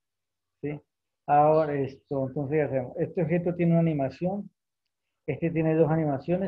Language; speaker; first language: Spanish; native; Spanish